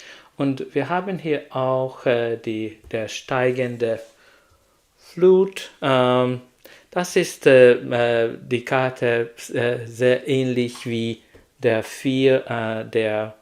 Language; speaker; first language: German; non-native, learner; Hungarian